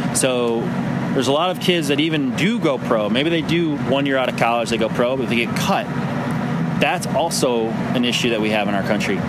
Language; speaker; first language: English; native; English